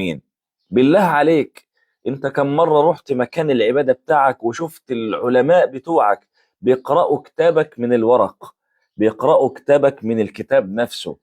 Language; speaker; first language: Arabic; native; Arabic